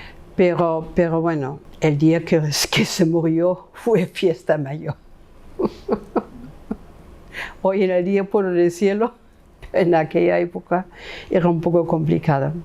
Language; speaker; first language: Spanish; non-native, fluent; German